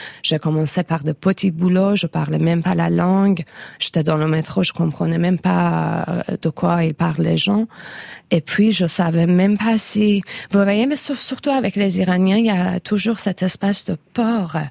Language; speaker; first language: French; non-native, fluent; Persian